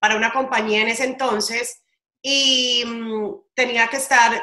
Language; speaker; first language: Spanish; native; Spanish